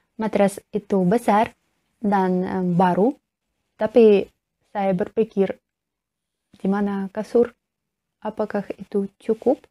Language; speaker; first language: Indonesian; non-native, learner; Russian